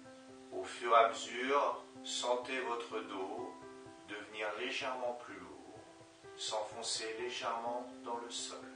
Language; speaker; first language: French; native; French